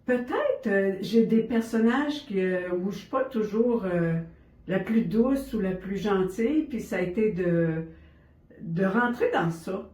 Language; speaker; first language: French; native; French